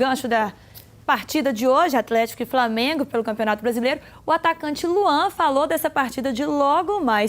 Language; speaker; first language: Portuguese; native; Portuguese